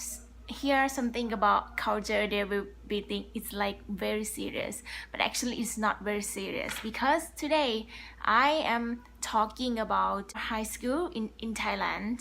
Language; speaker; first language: English; non-native, learner; Thai